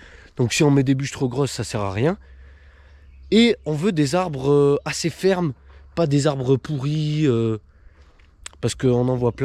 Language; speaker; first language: French; native; French